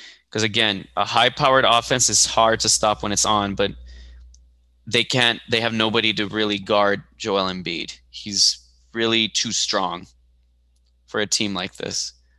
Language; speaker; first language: English; early bilingual, other home language; Spanish